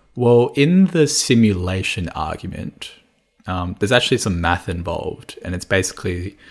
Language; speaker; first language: English; non-native, local second language; Cantonese